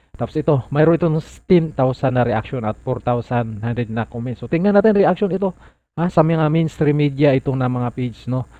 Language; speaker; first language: Filipino; non-native, local second language; Cebuano